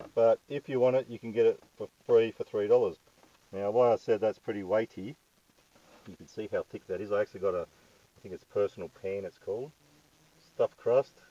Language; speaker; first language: English; native; English